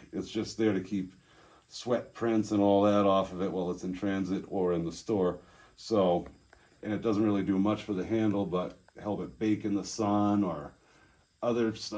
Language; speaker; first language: English; native; English